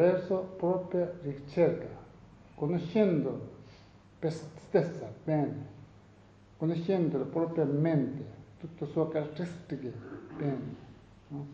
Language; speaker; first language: Italian; non-native, learner; Tibetan